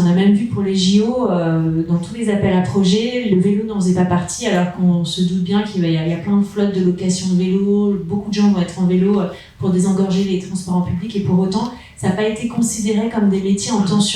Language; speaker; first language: French; native; French